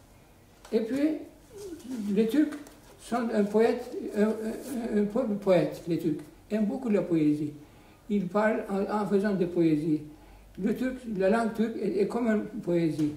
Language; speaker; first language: French; non-native, fluent; Turkish